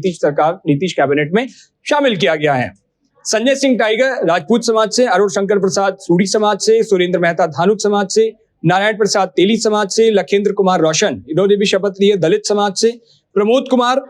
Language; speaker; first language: Hindi; native; Hindi